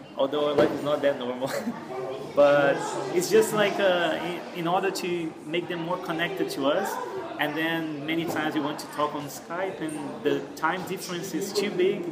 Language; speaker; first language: English; non-native, fluent; Portuguese